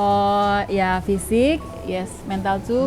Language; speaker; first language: Indonesian; native; Indonesian